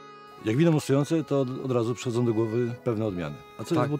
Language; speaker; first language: Polish; native; Polish